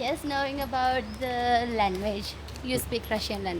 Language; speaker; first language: English; non-native, fluent; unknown